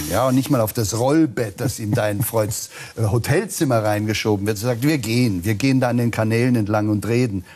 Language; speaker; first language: German; native; German